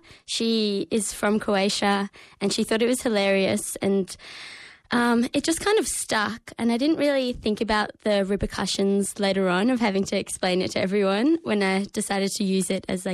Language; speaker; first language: English; native; English